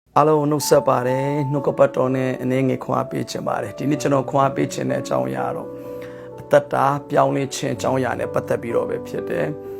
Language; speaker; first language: Burmese; non-native, local second language; Hakha Chin